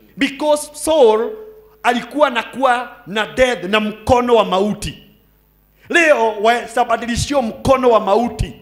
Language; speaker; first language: Swahili; non-native, local second language; Kikuyu